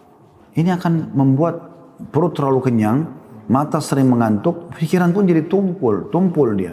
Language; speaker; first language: Indonesian; native; Indonesian